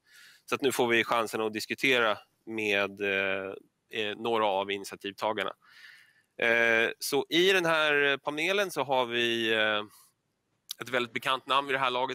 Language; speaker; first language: Swedish; native; Swedish